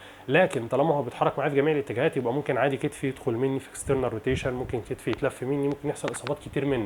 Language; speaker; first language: Arabic; native; Arabic